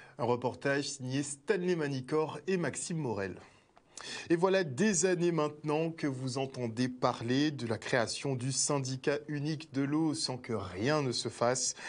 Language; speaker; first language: French; native; French